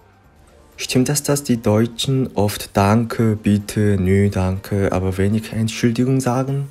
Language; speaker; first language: German; non-native, learner; Korean